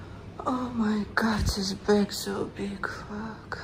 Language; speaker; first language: English; non-native, learner; Russian